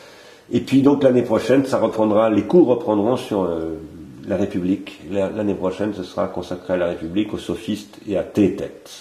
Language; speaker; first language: French; native; French